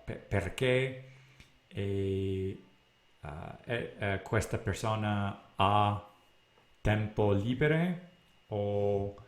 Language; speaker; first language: Italian; non-native, learner; English